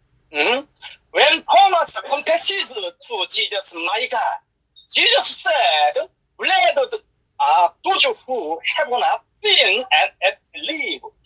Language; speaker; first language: English; non-native, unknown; Korean